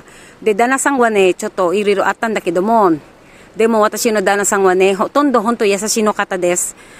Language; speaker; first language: Japanese; non-native, learner; Filipino